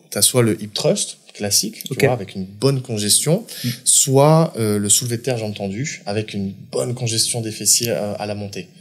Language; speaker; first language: French; native; French